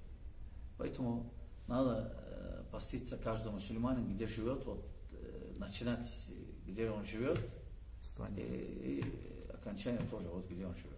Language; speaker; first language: Russian; non-native, learner; Azerbaijani